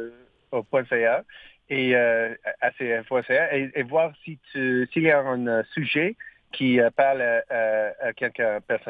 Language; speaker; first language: French; non-native, learner; English